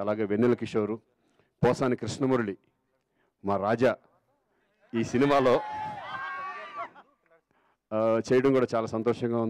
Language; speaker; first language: Telugu; native; Telugu